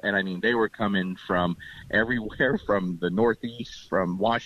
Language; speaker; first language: English; native; English